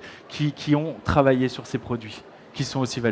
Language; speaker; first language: French; native; French